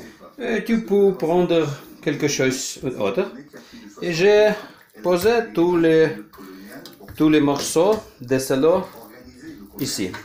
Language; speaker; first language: French; non-native, learner; Ukrainian